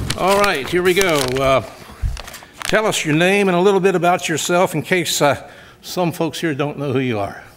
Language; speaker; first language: English; native; English